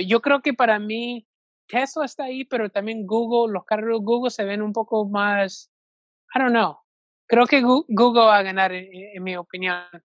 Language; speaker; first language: Spanish; early bilingual, heritage; Spanish